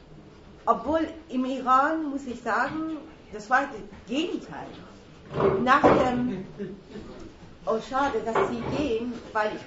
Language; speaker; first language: German; non-native, fluent; Persian